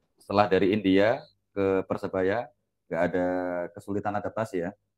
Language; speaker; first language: Indonesian; native; Indonesian